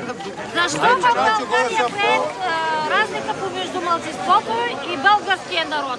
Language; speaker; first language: Bulgarian; non-native, local second language; Romany